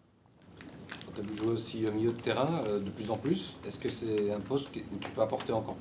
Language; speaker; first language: French; native; French